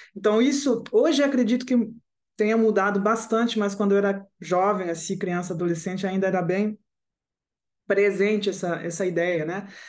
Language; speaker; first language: Portuguese; non-native, fluent; French